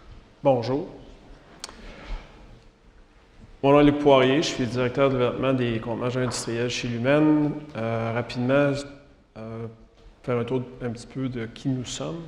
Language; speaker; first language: French; native; French